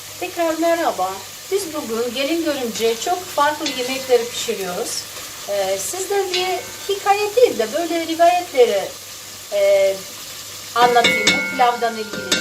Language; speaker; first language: Turkish; non-native, fluent; Russian